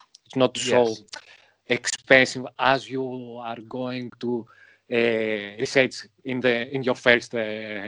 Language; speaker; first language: English; non-native, learner; Greek